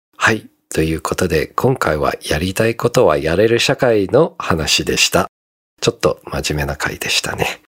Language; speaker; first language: Japanese; native; Japanese